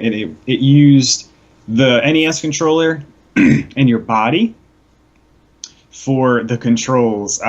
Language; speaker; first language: English; native; English